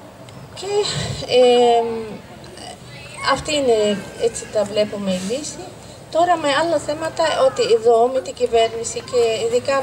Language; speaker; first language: Greek; non-native, fluent; Arabic